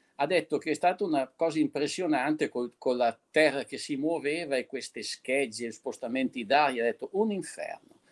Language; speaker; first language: Italian; native; Italian